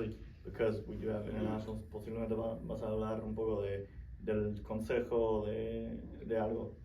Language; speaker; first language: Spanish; non-native, fluent; English